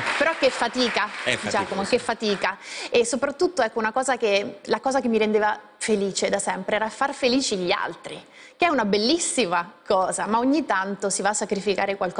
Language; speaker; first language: Italian; native; Italian